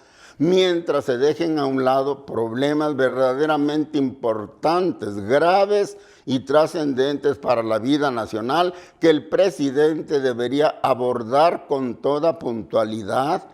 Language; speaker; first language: Spanish; native; Spanish